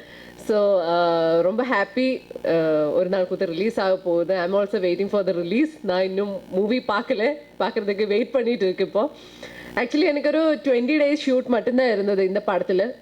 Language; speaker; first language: Tamil; non-native, fluent; Malayalam